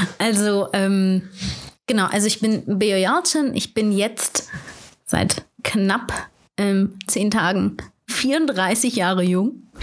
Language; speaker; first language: German; native; German